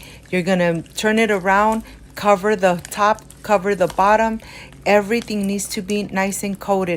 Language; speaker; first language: English; non-native, fluent; Spanish